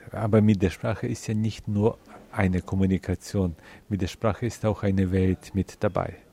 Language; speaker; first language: German; non-native, fluent; Ukrainian